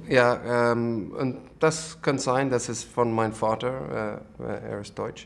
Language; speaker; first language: German; non-native, learner; English